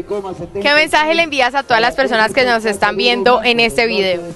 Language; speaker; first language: Spanish; native; Spanish